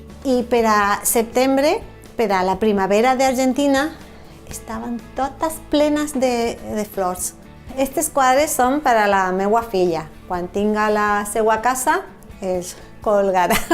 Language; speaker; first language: Catalan; non-native, fluent; Spanish